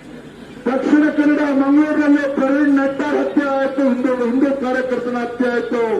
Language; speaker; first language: Kannada; native; Kannada